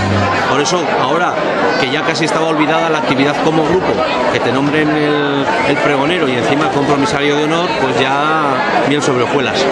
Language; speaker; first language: Spanish; native; Spanish